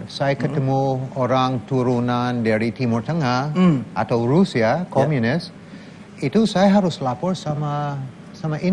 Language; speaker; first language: Indonesian; non-native, learner; English